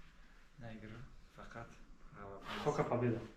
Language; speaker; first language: Russian; non-native, local second language; Tajik